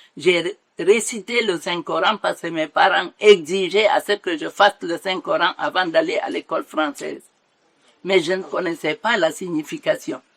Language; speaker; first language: French; non-native, local second language; Mandingo